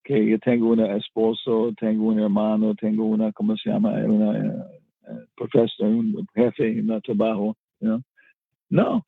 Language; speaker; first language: Spanish; non-native, learner; English